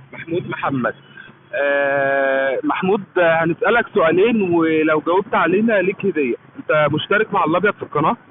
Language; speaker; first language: Arabic; native; Arabic